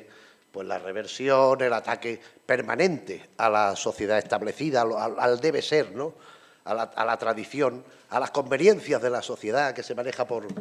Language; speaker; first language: Spanish; native; Spanish